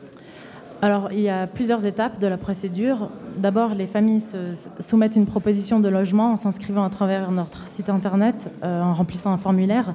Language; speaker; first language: French; native; French